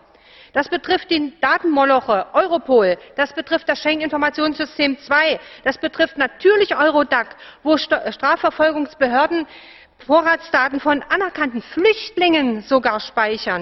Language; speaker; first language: German; native; German